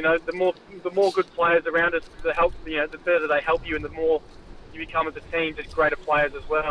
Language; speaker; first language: English; native; English